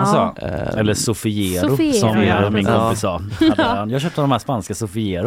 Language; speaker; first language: Swedish; native; Swedish